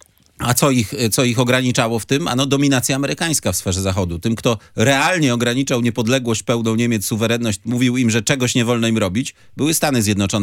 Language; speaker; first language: Polish; native; Polish